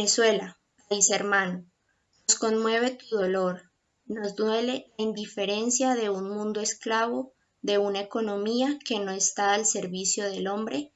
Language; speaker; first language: Spanish; native; Spanish